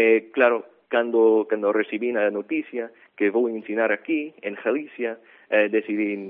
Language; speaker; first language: Galician; non-native, fluent; English